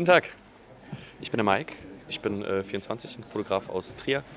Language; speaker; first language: German; native; German